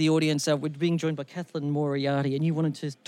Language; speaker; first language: English; native; English